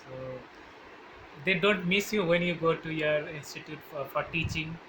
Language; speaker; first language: English; non-native, learner; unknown